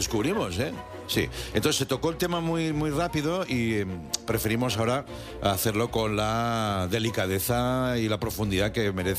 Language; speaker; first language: Spanish; native; Spanish